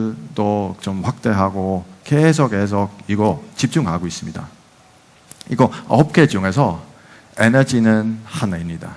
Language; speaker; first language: Korean; non-native, fluent; Dutch